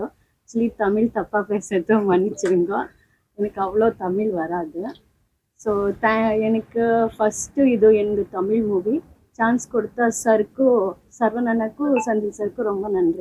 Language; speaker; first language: Tamil; non-native, learner; Kannada